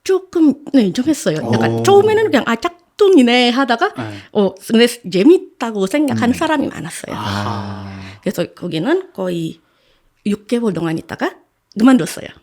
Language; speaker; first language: Korean; non-native, fluent; Indonesian